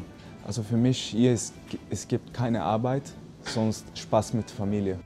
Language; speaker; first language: German; non-native, learner; Italian